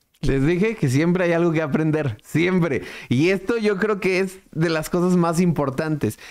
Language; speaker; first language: Spanish; native; Spanish